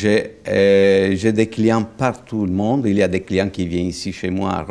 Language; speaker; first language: French; non-native, fluent; Italian